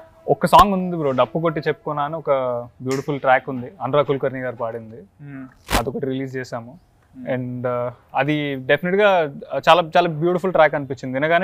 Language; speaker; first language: Telugu; native; Telugu